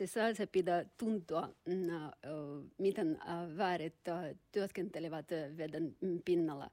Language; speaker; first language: Finnish; non-native, learner; Russian